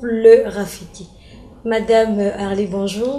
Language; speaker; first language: French; non-native, local second language; Lingala